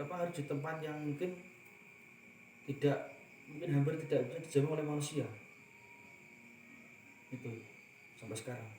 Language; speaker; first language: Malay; non-native, local second language; Javanese